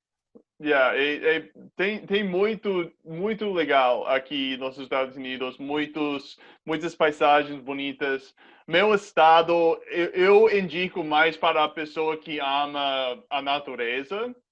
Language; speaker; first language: Portuguese; non-native, fluent; English